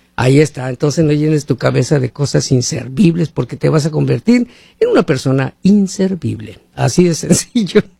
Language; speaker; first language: Spanish; native; Spanish